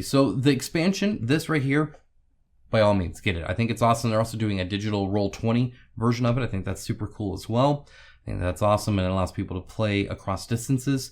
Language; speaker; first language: English; native; English